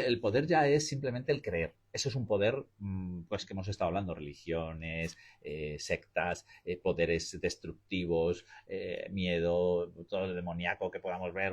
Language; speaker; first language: Spanish; native; Spanish